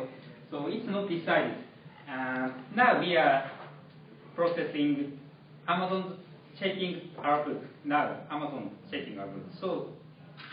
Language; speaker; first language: English; non-native, learner; Japanese